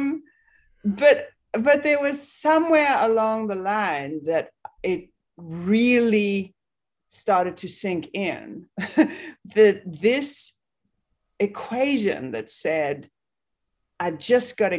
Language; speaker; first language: English; native; English